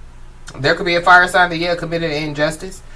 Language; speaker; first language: English; native; English